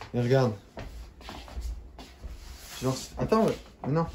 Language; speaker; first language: French; native; French